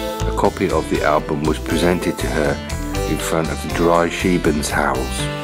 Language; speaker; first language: English; native; English